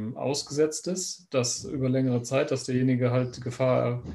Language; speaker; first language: German; native; German